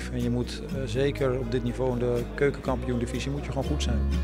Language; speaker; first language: Dutch; native; Dutch